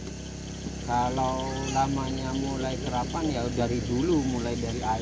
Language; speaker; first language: Indonesian; non-native, local second language; Madurese